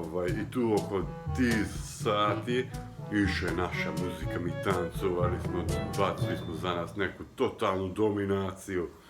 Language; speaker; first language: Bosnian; non-native, local second language; Hungarian